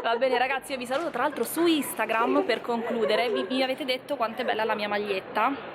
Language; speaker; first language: Italian; native; Italian